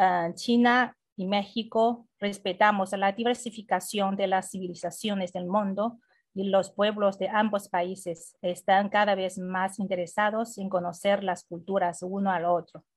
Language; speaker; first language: Spanish; non-native, fluent; Chinese